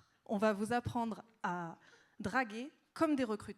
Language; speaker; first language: French; native; French